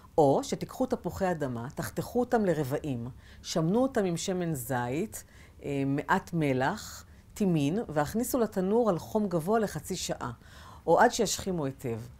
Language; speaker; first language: Hebrew; native; Hebrew